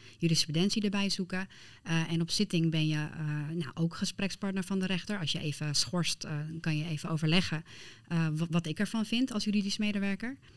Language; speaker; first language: Dutch; early bilingual, other home language; Persian